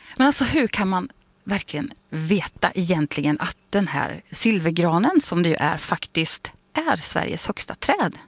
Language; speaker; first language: Swedish; native; Swedish